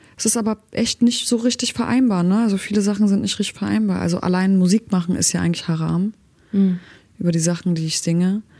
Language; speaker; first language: German; early bilingual, other home language; Turkish